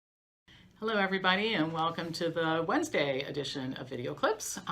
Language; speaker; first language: English; native; English